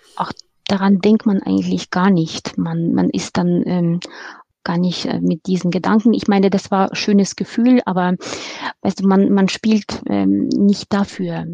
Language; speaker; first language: German; non-native, fluent; Russian